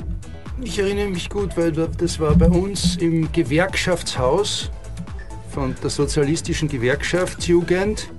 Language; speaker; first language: German; native; German